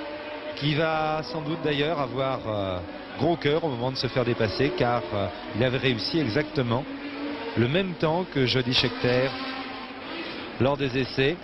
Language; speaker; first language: French; native; French